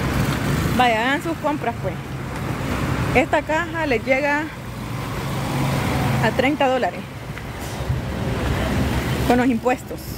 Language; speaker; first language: Spanish; native; Spanish